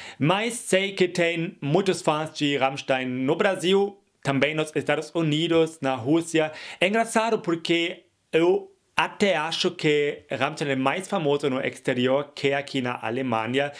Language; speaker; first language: Portuguese; non-native, fluent; German